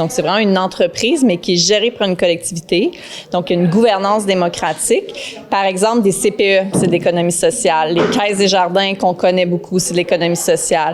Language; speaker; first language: French; native; French